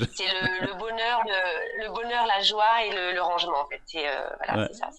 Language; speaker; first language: French; native; French